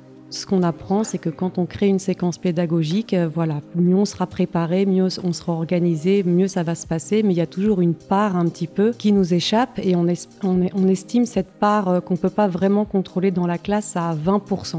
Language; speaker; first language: French; native; French